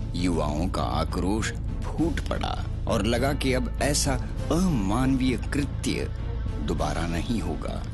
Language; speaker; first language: Hindi; non-native, local second language; Marathi